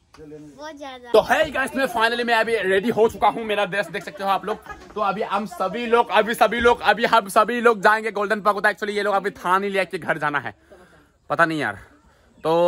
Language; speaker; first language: Hindi; non-native, local second language; Assamese